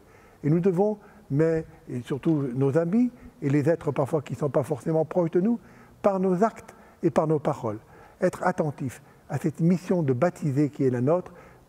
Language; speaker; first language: French; native; French